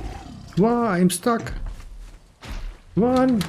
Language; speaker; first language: English; non-native, learner; German